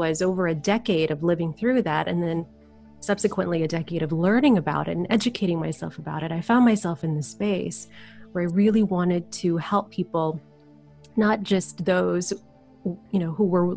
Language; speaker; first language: English; early bilingual, other home language; Filipino